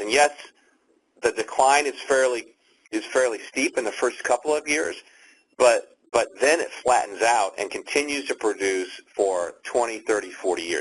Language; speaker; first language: English; native; English